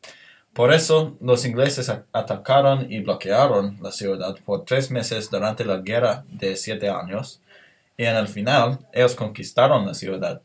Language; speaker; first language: Spanish; non-native, learner; English